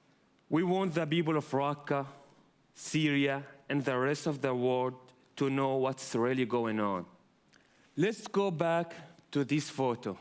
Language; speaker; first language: English; non-native, fluent; Arabic